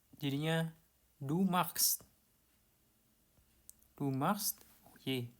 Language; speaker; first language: German; non-native, fluent; Indonesian